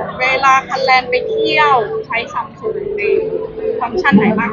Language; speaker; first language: Thai; non-native, fluent; Korean